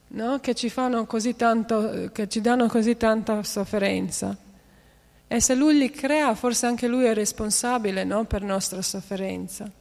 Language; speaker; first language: Italian; non-native, fluent; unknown